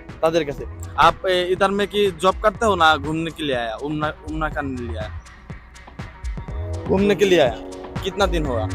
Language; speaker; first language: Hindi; non-native, learner; Bangla